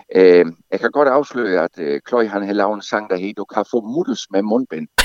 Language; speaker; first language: Danish; native; Danish